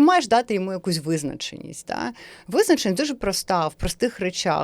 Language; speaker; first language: Ukrainian; native; Ukrainian